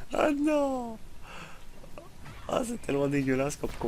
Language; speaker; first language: French; native; French